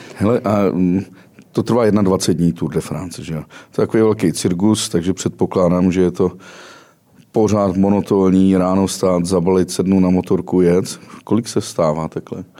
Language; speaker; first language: Czech; native; Czech